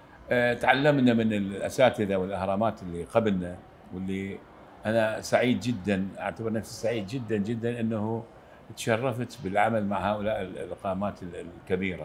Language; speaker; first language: Arabic; native; Arabic